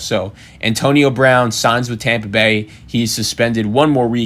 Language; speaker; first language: English; native; English